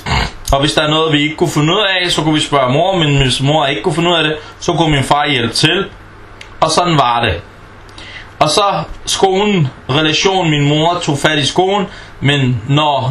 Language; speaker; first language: Danish; non-native, fluent; Arabic